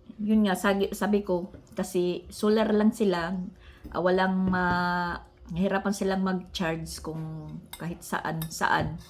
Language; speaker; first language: Filipino; non-native, local second language; Waray